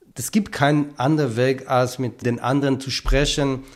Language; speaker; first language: German; non-native, fluent; Hebrew